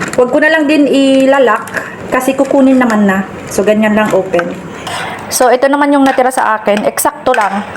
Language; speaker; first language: Filipino; non-native, local second language; Iloko